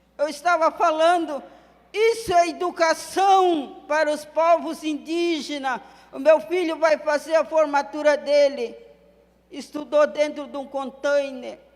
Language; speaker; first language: Portuguese; non-native, local second language; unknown